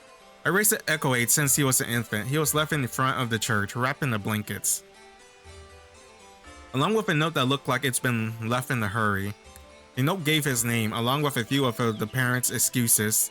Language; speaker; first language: English; native; English